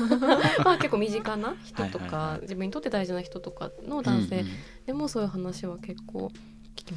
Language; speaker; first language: Japanese; native; Japanese